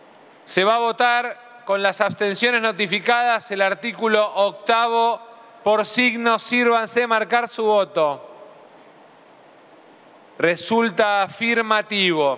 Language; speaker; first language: Spanish; native; Spanish